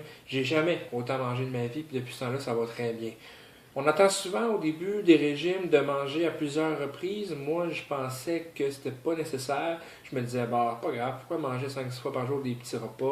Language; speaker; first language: French; native; French